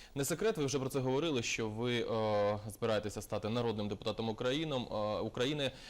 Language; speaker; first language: Ukrainian; native; Ukrainian